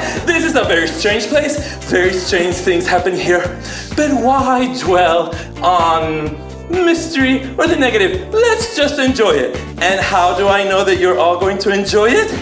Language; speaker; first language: English; non-native, local second language; Spanish